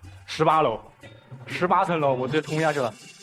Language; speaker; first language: Chinese; native; Chinese